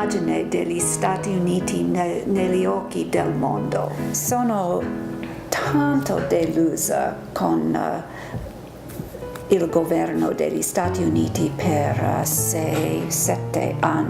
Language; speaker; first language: Italian; non-native, learner; English